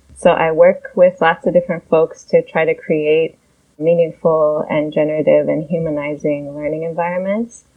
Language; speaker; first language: English; early bilingual, other home language; Persian